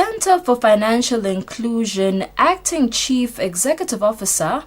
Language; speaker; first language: English; non-native, local second language; Swati